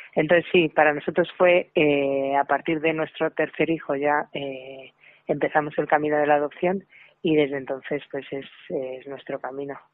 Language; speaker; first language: Spanish; native; Spanish